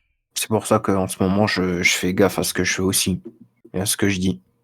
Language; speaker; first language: French; native; French